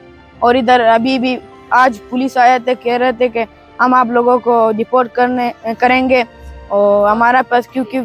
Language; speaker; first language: Hindi; non-native, fluent; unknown